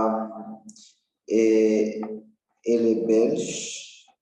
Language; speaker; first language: French; non-native, learner; Spanish